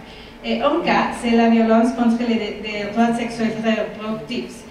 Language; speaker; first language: French; non-native, fluent; Spanish